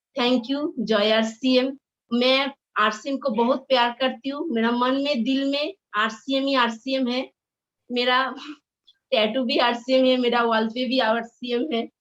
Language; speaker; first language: Hindi; non-native, local second language; Bangla